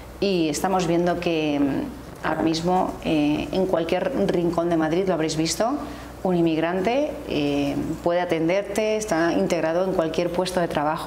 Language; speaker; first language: Spanish; native; Spanish